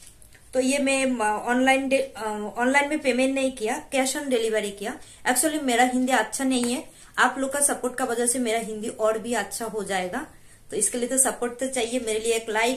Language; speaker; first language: Hindi; non-native, local second language; Bangla